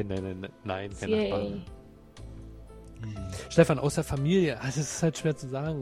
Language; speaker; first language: German; native; German